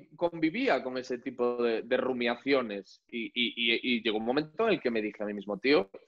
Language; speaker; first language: Spanish; native; Spanish